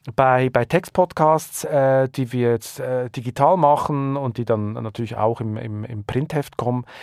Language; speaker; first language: German; native; German